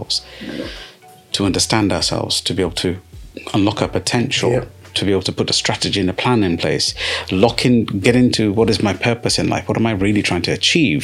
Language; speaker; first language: English; native; English